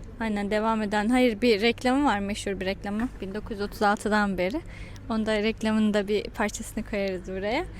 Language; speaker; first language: Turkish; native; Turkish